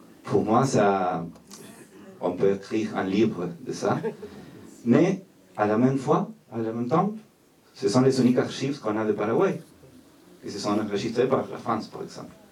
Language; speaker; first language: French; non-native, fluent; Spanish